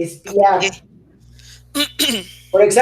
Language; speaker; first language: English; non-native, fluent; Spanish